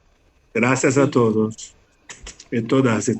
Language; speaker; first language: Spanish; non-native, fluent; Portuguese